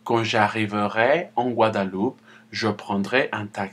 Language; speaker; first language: French; non-native, fluent; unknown